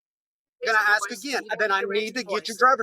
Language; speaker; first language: English; native; English